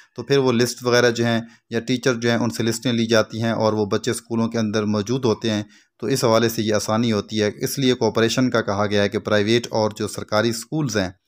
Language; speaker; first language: Urdu; non-native, local second language; Punjabi